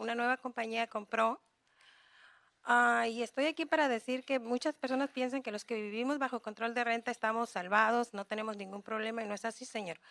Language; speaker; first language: Spanish; native; Spanish